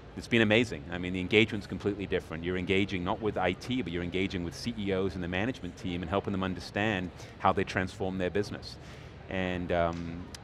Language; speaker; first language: English; native; English